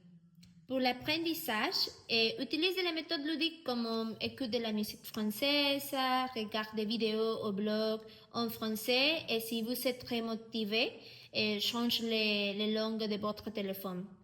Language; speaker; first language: French; non-native, learner; Spanish